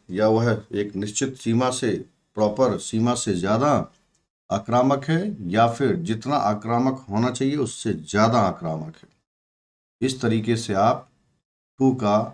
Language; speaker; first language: Hindi; native; Hindi